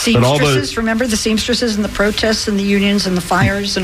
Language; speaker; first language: English; native; English